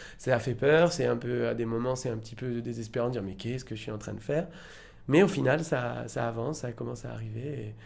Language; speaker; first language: French; native; French